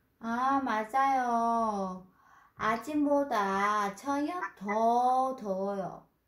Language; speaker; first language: Korean; non-native, fluent; Vietnamese